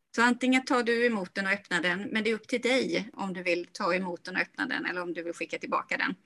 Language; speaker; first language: Swedish; native; Swedish